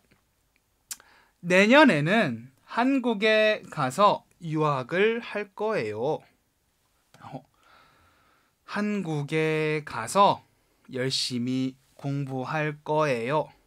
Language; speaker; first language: Korean; non-native, fluent; Chinese